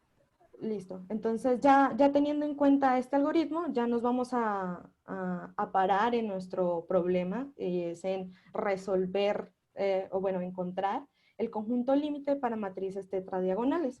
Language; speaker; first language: Spanish; native; Spanish